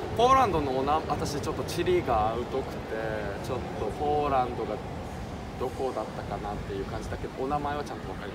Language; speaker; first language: Japanese; native; Japanese